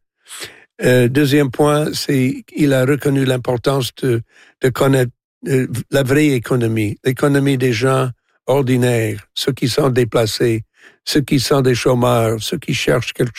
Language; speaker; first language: French; non-native, local second language; English